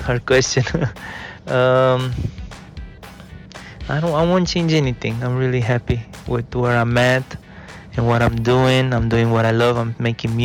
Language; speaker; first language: English; non-native, fluent; Romanian